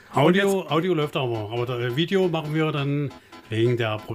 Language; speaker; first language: German; native; German